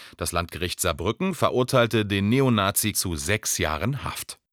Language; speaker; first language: German; native; German